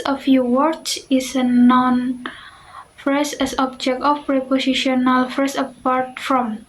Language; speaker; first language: English; non-native, learner; Indonesian